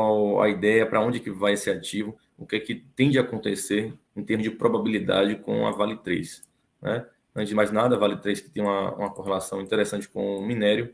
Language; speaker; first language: Portuguese; native; Portuguese